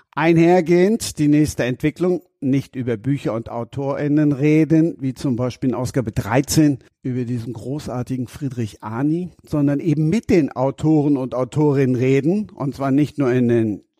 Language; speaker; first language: German; native; German